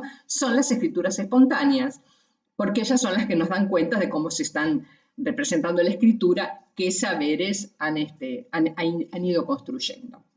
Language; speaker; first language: Spanish; native; Spanish